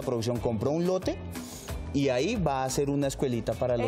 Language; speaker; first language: Spanish; native; Spanish